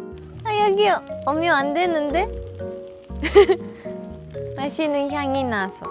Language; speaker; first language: Korean; non-native, fluent; Japanese